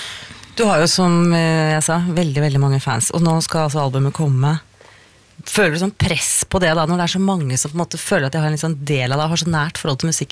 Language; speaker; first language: Norwegian; native; Norwegian